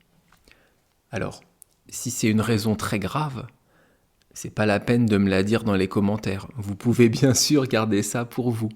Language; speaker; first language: French; native; French